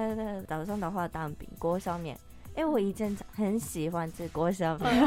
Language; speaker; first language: Chinese; non-native, fluent; Japanese